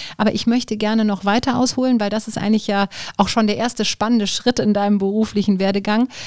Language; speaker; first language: German; native; German